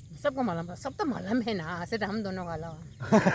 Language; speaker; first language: Hindi; non-native, local second language; Tibetan